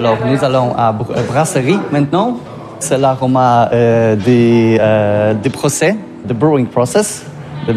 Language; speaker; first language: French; non-native, learner; Polish